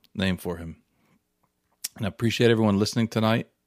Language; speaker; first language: English; native; English